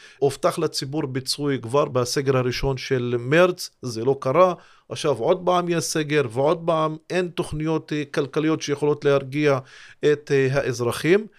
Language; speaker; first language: Hebrew; non-native, local second language; Arabic